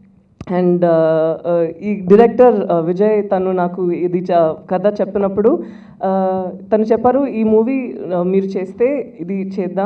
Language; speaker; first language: Telugu; non-native, fluent; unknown